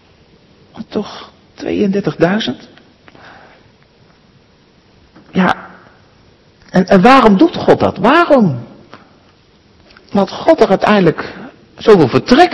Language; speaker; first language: Dutch; native; Dutch